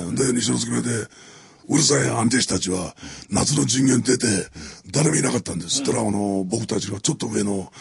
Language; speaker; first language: Japanese; native; Japanese